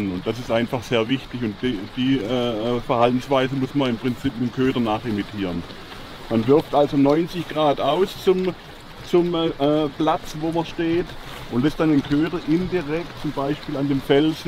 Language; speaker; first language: German; native; German